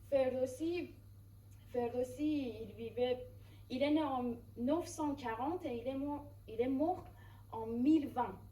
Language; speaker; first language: French; non-native, fluent; Persian